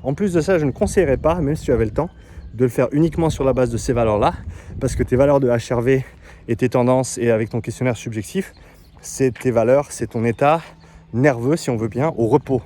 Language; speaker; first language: French; native; French